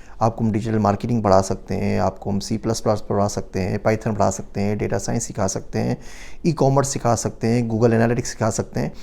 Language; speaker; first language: Urdu; native; Urdu